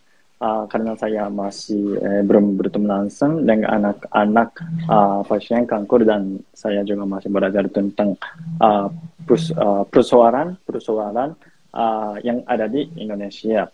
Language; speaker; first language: Indonesian; non-native, fluent; Japanese